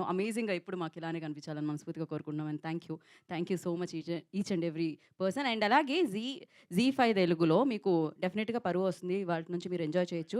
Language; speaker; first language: Telugu; native; Telugu